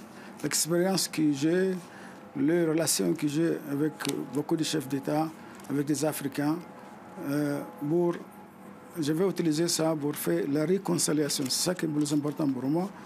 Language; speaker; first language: French; non-native, fluent; Arabic